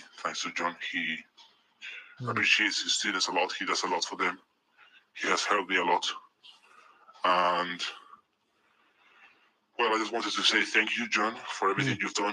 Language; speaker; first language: English; non-native, fluent; Spanish